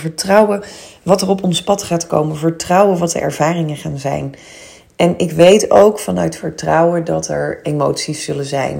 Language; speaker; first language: Dutch; native; Dutch